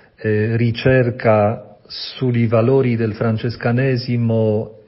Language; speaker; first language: Italian; non-native, fluent; Polish